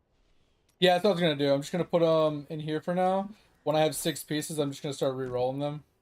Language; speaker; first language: English; native; English